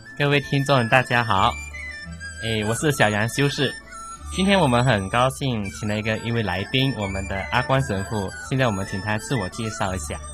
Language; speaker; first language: Chinese; native; Chinese